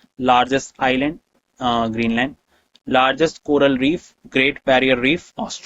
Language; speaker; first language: English; non-native, local second language; Hindi